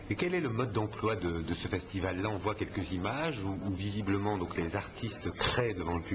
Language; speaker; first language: French; native; French